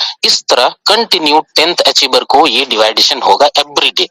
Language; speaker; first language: Hindi; native; Hindi